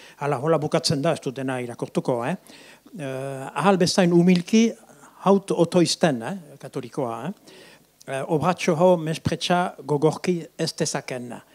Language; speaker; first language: Basque; native; Basque